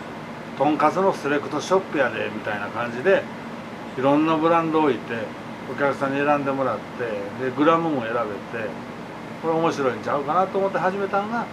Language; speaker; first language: Japanese; native; Japanese